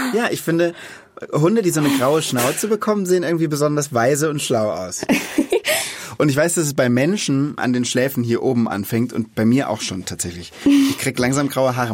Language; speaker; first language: German; native; German